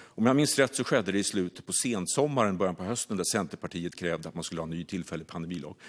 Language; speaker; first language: Swedish; native; Swedish